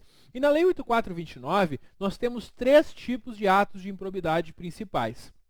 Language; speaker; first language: Portuguese; native; Portuguese